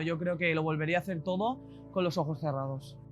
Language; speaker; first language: Spanish; native; Spanish